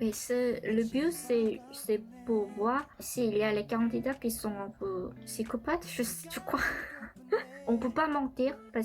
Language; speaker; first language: French; non-native, learner; Korean